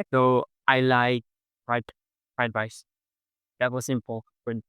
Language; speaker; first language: English; non-native, fluent; Indonesian